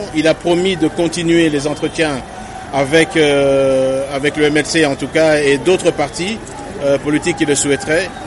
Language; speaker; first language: French; non-native, local second language; Lingala